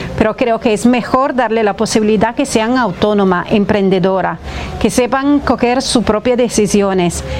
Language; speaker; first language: Spanish; non-native, fluent; Italian